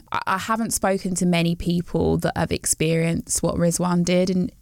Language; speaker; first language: English; native; English